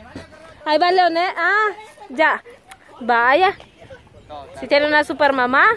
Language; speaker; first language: Spanish; native; Spanish